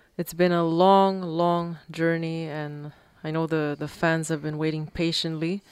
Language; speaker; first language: English; early bilingual, other home language; Spanish